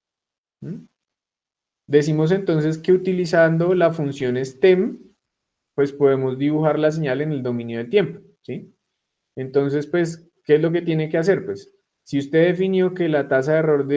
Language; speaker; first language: Spanish; native; Spanish